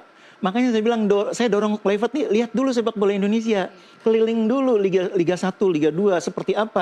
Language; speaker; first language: Indonesian; native; Indonesian